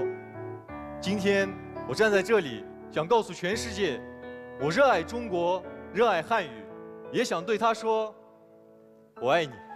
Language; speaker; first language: Chinese; non-native, fluent; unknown